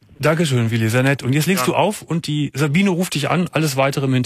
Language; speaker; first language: German; native; German